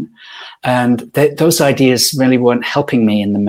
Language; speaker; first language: English; native; English